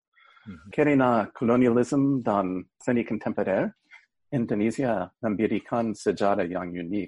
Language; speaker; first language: Indonesian; non-native, learner; English